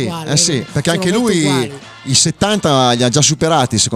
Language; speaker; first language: Italian; native; Italian